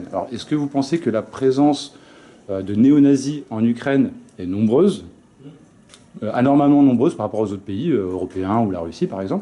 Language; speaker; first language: French; native; French